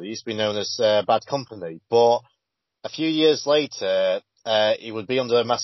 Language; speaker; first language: English; native; English